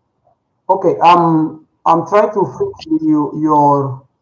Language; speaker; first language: English; non-native, learner; Spanish